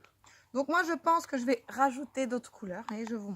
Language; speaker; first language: French; native; French